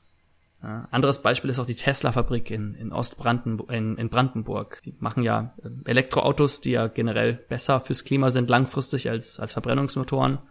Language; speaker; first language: German; native; German